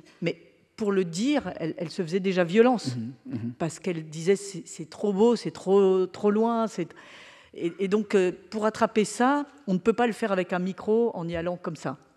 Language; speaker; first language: French; native; French